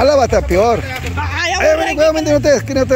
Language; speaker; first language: Spanish; native; Spanish